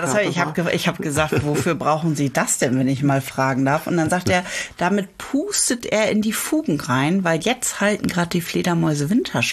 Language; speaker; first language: German; native; German